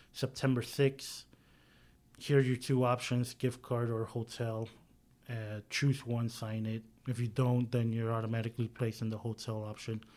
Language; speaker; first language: English; native; English